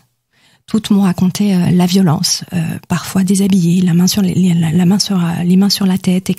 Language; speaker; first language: French; native; French